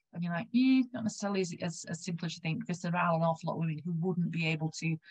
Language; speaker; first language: English; native; English